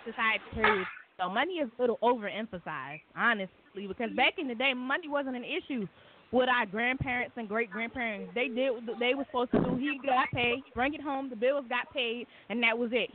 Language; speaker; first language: English; native; English